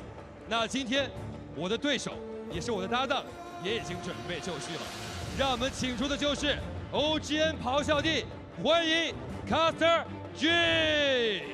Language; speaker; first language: Chinese; native; Chinese